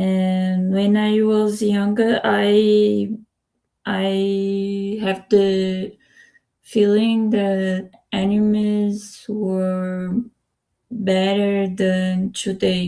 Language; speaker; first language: English; non-native, learner; Spanish